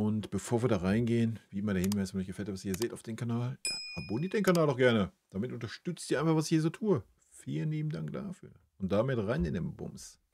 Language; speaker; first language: German; native; German